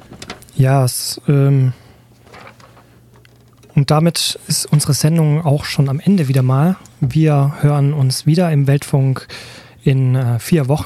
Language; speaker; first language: German; native; German